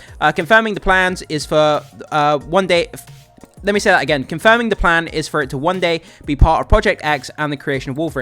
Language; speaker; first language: English; native; English